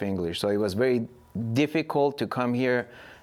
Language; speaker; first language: English; non-native, fluent; Persian